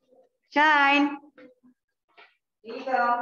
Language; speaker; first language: English; non-native, fluent; Indonesian